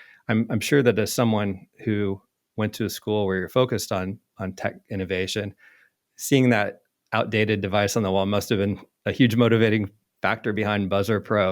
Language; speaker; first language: English; native; English